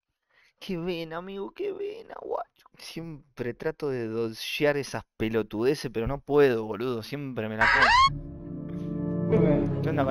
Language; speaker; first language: Spanish; native; Spanish